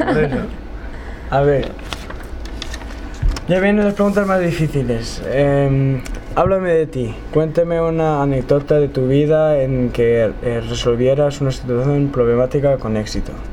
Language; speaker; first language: Spanish; non-native, learner; German